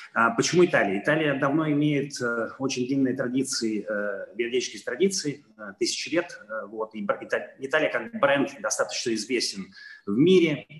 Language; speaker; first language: Russian; non-native, fluent; Italian